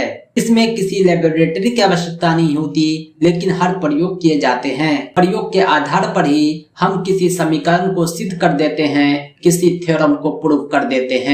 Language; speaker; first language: Hindi; native; Hindi